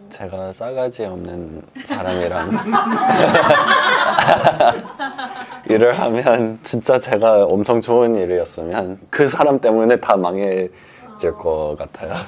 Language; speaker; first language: Korean; early bilingual, heritage; Korean